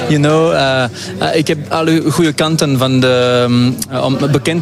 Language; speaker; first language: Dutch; non-native, local second language; French